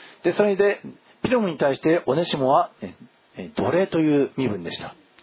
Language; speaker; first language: Japanese; native; Japanese